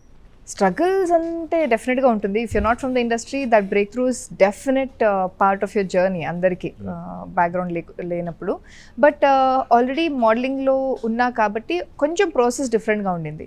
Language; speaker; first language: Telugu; non-native, local second language; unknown